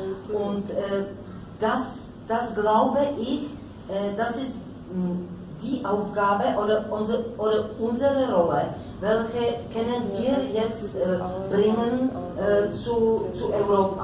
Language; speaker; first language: German; non-native, learner; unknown